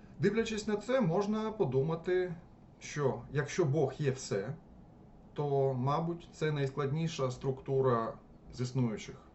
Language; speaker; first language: Ukrainian; non-native, local second language; Russian